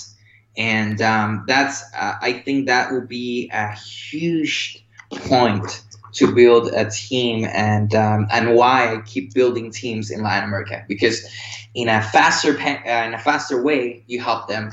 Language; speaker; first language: English; non-native, fluent; Spanish